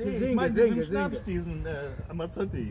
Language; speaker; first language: German; native; German